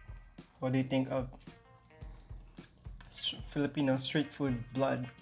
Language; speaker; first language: English; non-native, local second language; Filipino